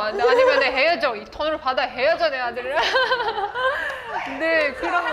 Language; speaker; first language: Korean; non-native, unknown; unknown